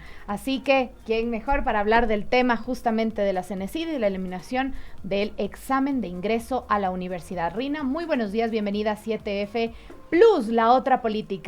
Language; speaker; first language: Spanish; native; Spanish